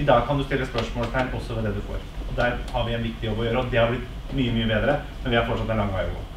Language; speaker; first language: Norwegian; native; Norwegian